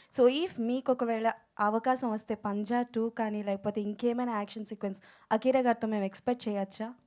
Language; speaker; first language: Telugu; native; Telugu